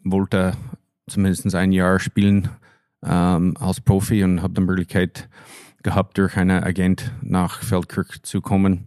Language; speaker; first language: German; non-native, fluent; English